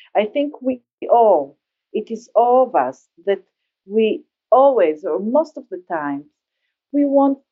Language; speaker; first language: English; non-native, learner; Hebrew